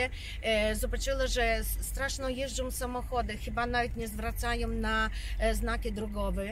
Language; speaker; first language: Polish; non-native, learner; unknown